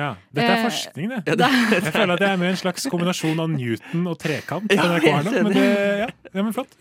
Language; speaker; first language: Norwegian; native; Norwegian